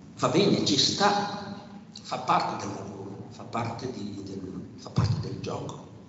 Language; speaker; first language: Italian; non-native, fluent; Wolof